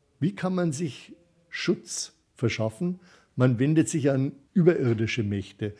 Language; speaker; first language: German; native; German